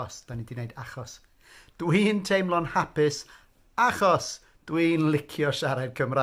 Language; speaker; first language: Welsh; non-native, fluent; English